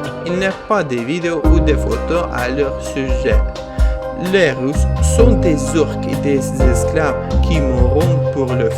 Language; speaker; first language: French; non-native, fluent; Ukrainian